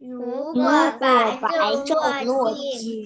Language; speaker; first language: Chinese; early bilingual, heritage; Chinese